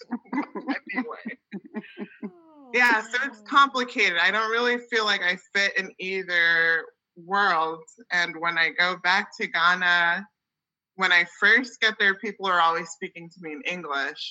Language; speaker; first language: English; early bilingual, other home language; Akan